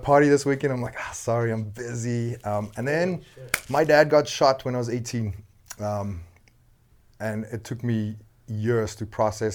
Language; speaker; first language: English; non-native, local second language; Afrikaans